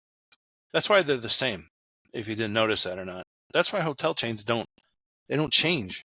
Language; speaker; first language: English; native; English